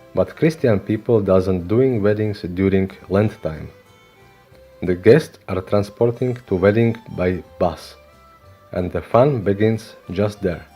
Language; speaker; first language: English; non-native, learner; Slovak